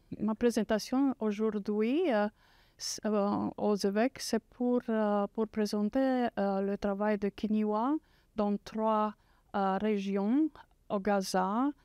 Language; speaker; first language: French; non-native, fluent; English